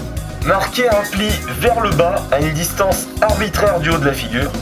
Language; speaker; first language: French; native; French